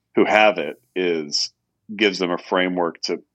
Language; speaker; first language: English; native; English